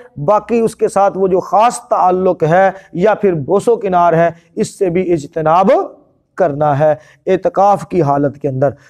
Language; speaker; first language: Urdu; non-native, local second language; Punjabi